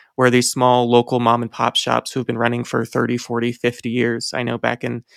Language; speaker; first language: English; native; English